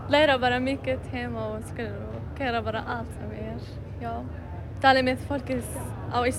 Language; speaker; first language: Icelandic; non-native, learner; Arabic